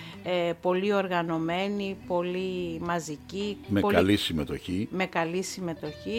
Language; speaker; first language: Greek; native; Greek